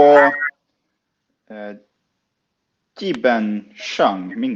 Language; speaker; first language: Chinese; non-native, learner; Swedish